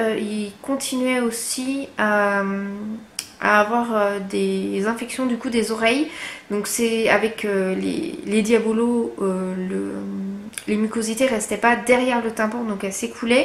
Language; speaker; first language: French; native; French